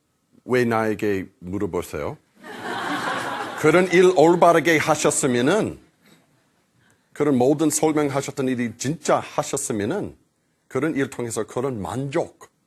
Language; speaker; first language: Korean; non-native, fluent; English